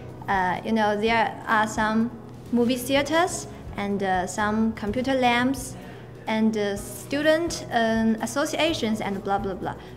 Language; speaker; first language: English; non-native, learner; Chinese